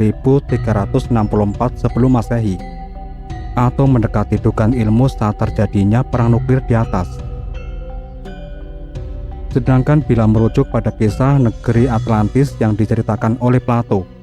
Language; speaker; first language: Indonesian; native; Indonesian